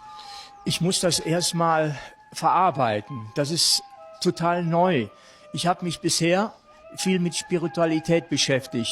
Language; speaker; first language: German; non-native, fluent; English